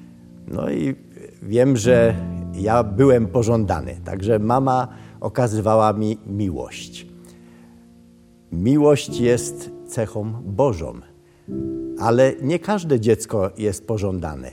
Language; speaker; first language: Polish; early bilingual, other home language; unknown